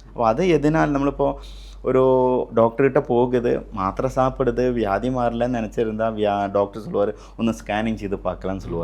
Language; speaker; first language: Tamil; non-native, local second language; Malayalam